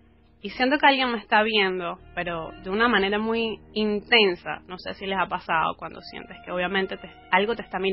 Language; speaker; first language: Spanish; native; Spanish